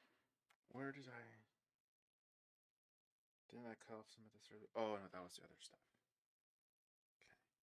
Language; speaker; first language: English; native; English